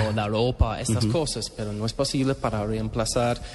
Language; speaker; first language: Spanish; non-native, learner; English